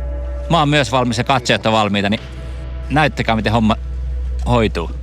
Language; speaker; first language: Finnish; native; Finnish